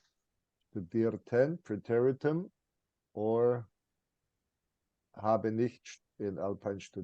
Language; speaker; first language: German; non-native, fluent; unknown